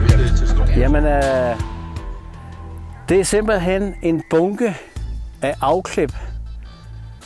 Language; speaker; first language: Danish; native; Danish